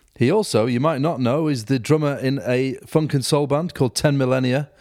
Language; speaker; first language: English; native; English